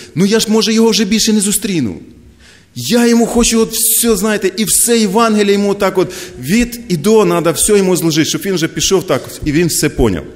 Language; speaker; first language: Ukrainian; non-native, local second language; Russian